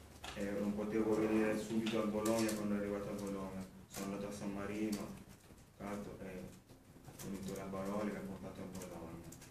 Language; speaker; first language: Italian; non-native, fluent; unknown